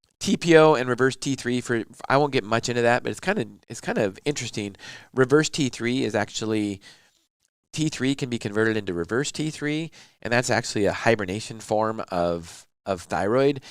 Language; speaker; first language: English; native; English